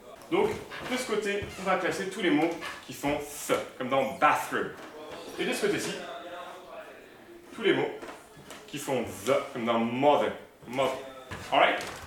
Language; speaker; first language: French; native; French